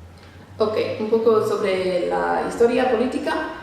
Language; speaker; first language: Spanish; non-native, fluent; English